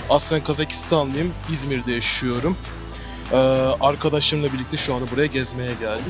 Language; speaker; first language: Turkish; non-native, fluent; Russian